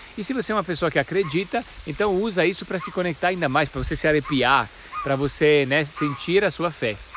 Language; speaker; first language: Portuguese; non-native, fluent; Italian